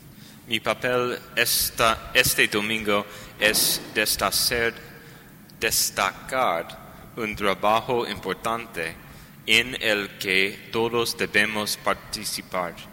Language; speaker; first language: Spanish; non-native, learner; English